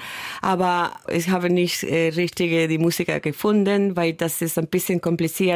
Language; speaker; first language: German; non-native, fluent; Spanish